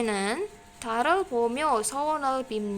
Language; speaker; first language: Korean; non-native, fluent; Indonesian